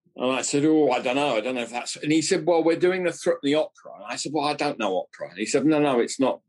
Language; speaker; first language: English; native; English